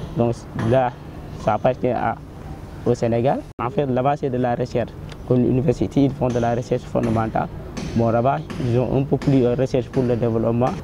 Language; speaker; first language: French; non-native, local second language; Wolof